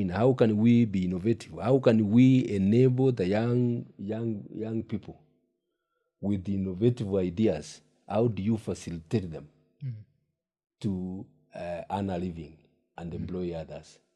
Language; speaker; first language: English; non-native, local second language; Gusii